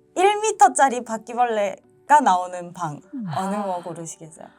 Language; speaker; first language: Korean; native; Korean